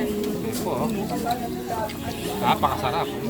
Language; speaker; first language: Filipino; native; Filipino